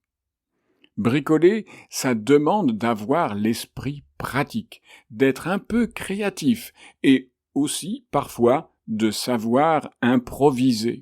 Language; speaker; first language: French; native; French